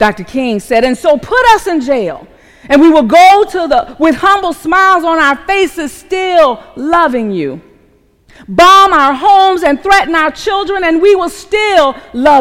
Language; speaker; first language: English; native; English